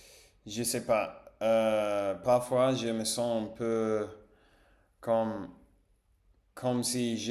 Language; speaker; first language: French; non-native, fluent; Spanish